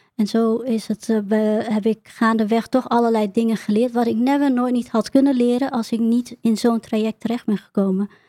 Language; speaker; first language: Dutch; early bilingual, other home language; Vietnamese